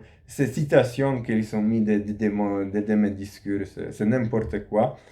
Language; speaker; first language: French; non-native, learner; Polish